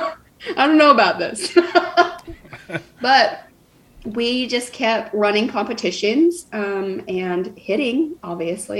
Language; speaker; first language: English; native; English